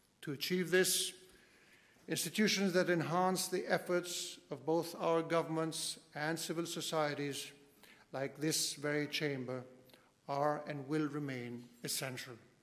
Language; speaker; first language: English; non-native, fluent; Spanish